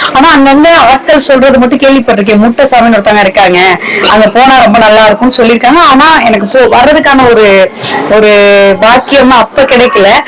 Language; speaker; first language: Tamil; native; Tamil